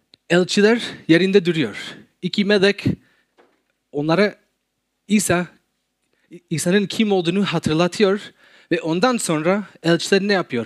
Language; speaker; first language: Turkish; non-native, fluent; English